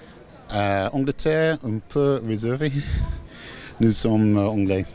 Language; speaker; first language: French; non-native, learner; English